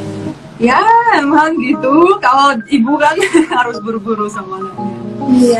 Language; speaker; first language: Indonesian; non-native, fluent; Russian